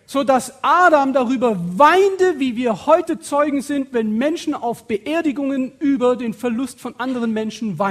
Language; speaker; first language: German; native; German